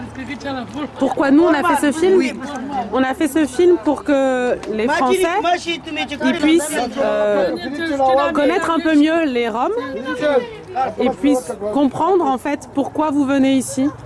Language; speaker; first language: French; native; French